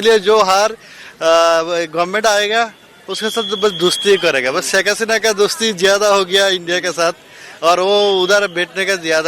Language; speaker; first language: Hindi; non-native, learner; Bangla